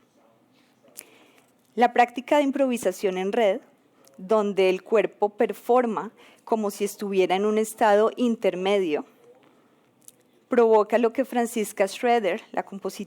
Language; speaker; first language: Spanish; native; Spanish